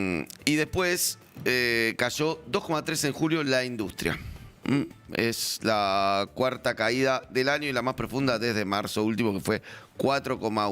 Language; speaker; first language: Spanish; native; Spanish